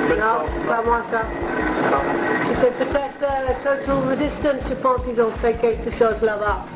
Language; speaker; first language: French; non-native, learner; English